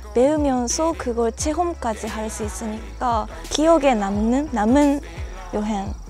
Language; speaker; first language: Korean; non-native, fluent; Japanese